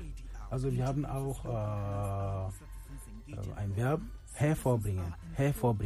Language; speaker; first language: German; non-native, fluent; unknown